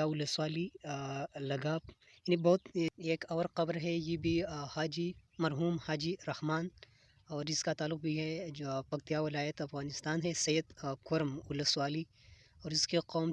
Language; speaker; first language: Urdu; non-native, local second language; Pashto